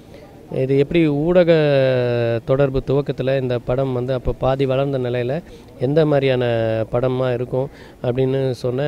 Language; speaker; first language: Tamil; native; Tamil